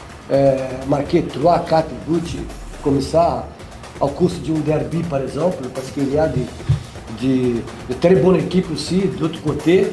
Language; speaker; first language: French; non-native, fluent; Portuguese